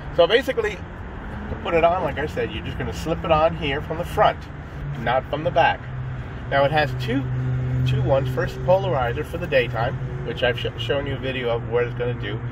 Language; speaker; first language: English; native; English